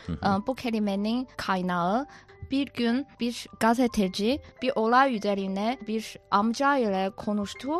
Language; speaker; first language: Turkish; non-native, fluent; Chinese